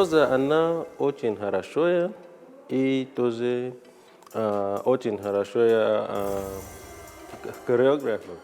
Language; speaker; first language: Russian; non-native, learner; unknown